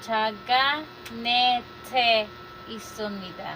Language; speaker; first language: Korean; non-native, learner; Filipino